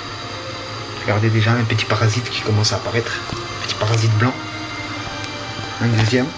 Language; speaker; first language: French; native; French